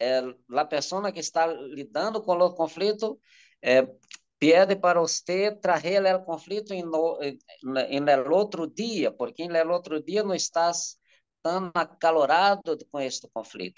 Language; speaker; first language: Spanish; non-native, learner; Portuguese